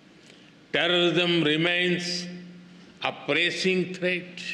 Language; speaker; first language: English; non-native, local second language; Hindi